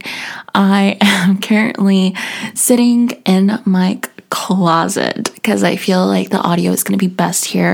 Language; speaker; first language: English; native; English